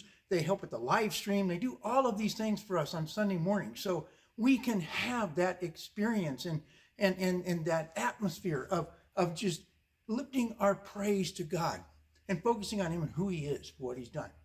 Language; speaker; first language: English; native; English